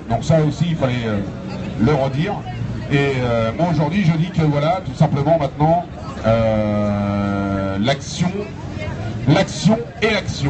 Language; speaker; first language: French; native; French